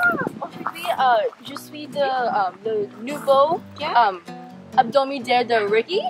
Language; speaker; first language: French; non-native, learner; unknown